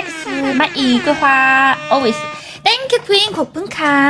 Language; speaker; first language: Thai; non-native, learner; Chinese